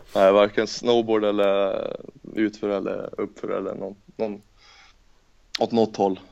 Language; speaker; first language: Swedish; native; Swedish